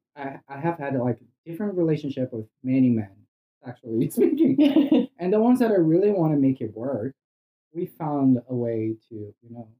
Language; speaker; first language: English; non-native, fluent; Portuguese